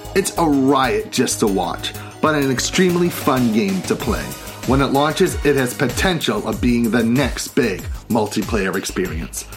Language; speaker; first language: English; native; English